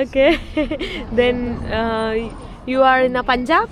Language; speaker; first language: English; non-native, learner; Malayalam